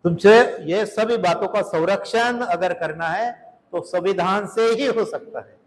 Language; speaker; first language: Hindi; non-native, local second language; Marathi